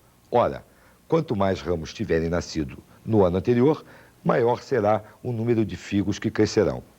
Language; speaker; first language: Portuguese; native; Portuguese